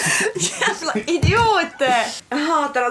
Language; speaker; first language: Swedish; native; Swedish